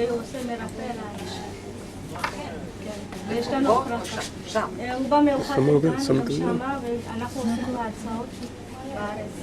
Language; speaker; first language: Hebrew; non-native, fluent; Marathi